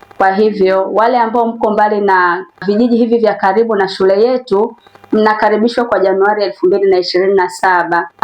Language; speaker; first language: Swahili; native; Swahili